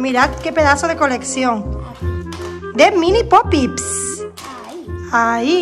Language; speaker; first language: Spanish; native; Spanish